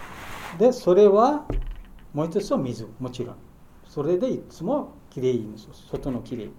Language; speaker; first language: Japanese; non-native, learner; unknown